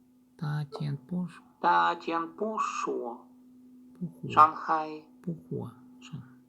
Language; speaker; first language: Chinese; non-native, learner; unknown